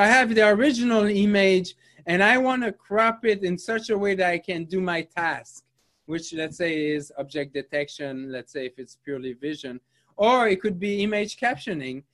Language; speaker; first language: English; non-native, fluent; French